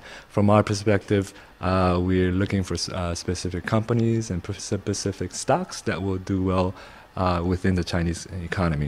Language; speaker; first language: English; non-native, fluent; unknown